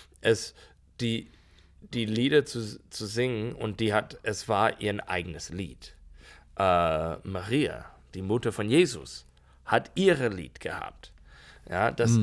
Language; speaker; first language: German; non-native, learner; English